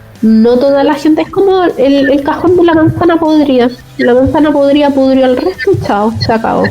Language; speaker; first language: Spanish; native; Spanish